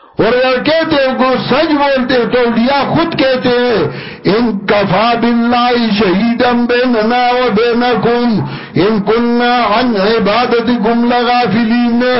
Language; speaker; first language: Urdu; non-native, local second language; Pashto